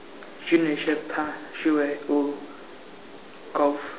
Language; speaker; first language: French; non-native, learner; English